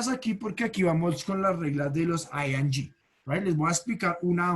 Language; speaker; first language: Spanish; native; Spanish